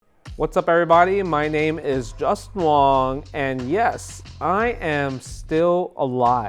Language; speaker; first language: English; native; English